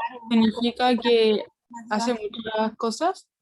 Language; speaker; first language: Spanish; native; Spanish